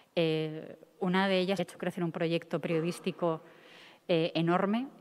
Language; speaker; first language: Spanish; native; Spanish